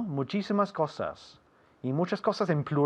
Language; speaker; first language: Spanish; non-native, fluent; English